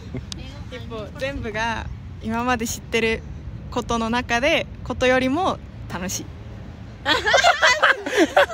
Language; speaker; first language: Japanese; non-native, learner; Spanish